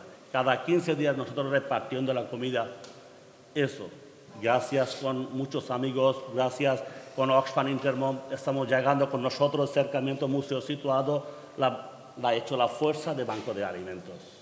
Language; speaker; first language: Spanish; non-native, learner; Bangla